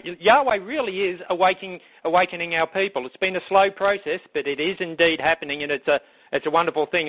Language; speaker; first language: English; native; English